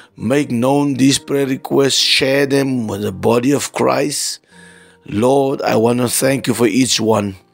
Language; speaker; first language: English; non-native, local second language; Afrikaans